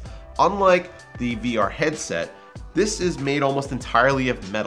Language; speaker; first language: English; native; English